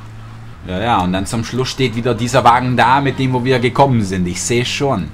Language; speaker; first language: German; native; German